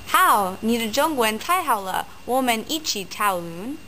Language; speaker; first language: Chinese; non-native, learner; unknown